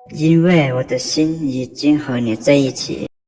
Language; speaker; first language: Chinese; non-native, learner; Lao